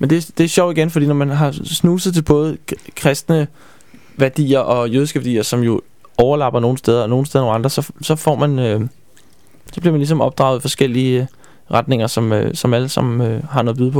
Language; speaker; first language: Danish; native; Danish